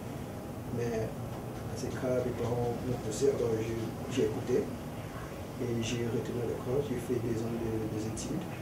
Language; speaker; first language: French; early bilingual, other home language; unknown